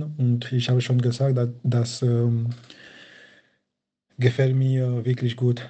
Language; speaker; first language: German; non-native, fluent; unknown